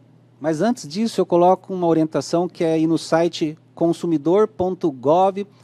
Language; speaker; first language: Portuguese; native; Portuguese